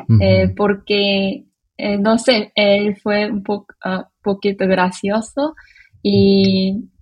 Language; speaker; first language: Spanish; non-native, fluent; Korean